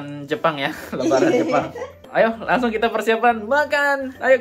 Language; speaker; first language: Indonesian; native; Indonesian